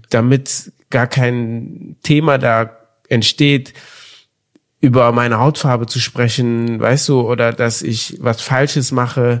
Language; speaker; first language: German; early bilingual, other home language; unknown